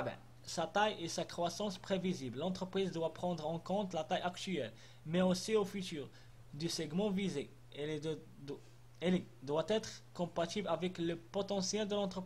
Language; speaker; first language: French; non-native, local second language; Arabic